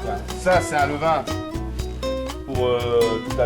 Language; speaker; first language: French; native; French